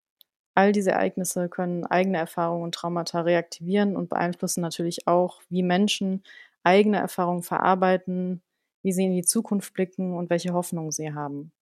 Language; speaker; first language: German; native; German